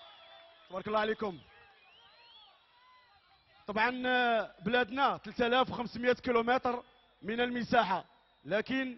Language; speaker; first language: Arabic; native; Arabic